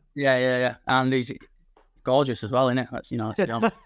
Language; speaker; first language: English; native; English